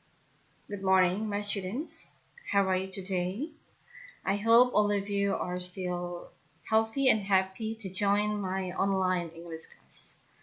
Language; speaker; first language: English; non-native, fluent; Indonesian